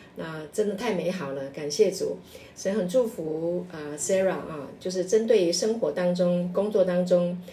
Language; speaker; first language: Chinese; non-native, local second language; Min Nan Chinese